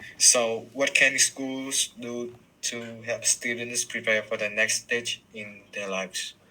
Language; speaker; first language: English; non-native, learner; Vietnamese